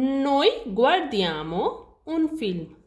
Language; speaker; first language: Italian; non-native, learner; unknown